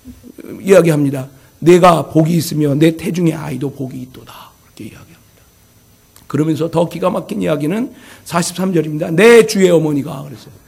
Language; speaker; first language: Korean; native; Korean